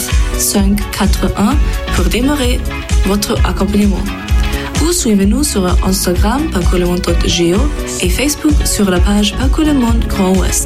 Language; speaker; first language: French; non-native, fluent; German